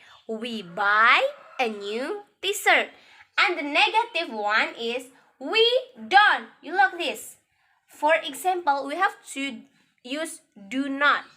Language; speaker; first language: English; non-native, learner; Indonesian